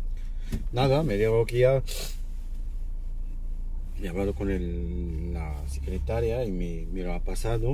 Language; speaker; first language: Spanish; non-native, fluent; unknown